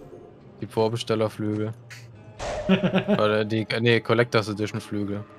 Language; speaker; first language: German; native; German